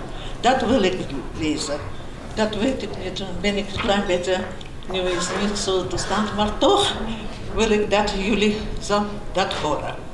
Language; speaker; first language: Dutch; non-native, fluent; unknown